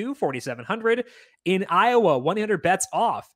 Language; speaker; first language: English; native; English